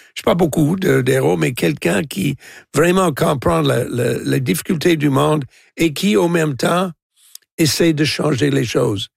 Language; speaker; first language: French; non-native, local second language; English